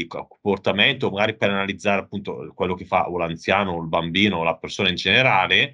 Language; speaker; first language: Italian; native; Italian